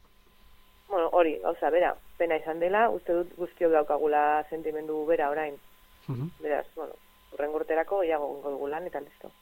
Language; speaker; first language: Basque; non-native, local second language; Spanish